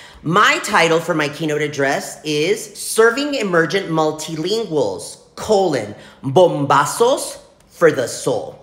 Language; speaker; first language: English; early bilingual, other home language; Spanish